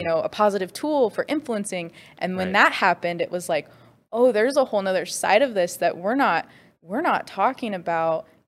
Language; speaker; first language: English; native; English